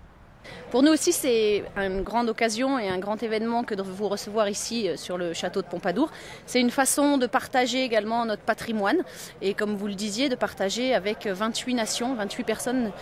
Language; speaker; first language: French; native; French